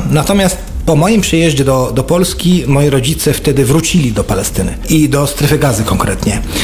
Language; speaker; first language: Polish; non-native, fluent; Arabic